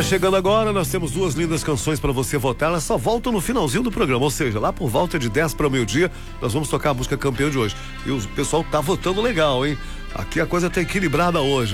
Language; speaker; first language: Portuguese; native; Portuguese